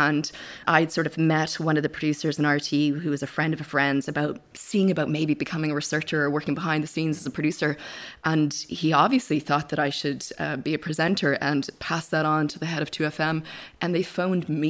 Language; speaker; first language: English; native; English